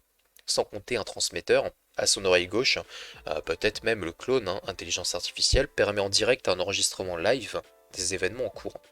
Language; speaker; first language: French; native; French